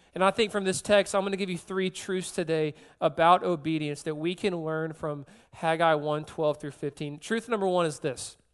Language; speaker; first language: English; native; English